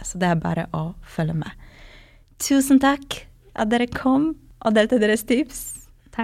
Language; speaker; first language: Norwegian; non-native, fluent; Polish